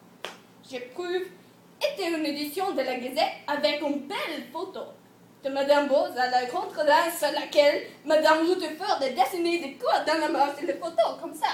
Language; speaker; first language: French; non-native, learner; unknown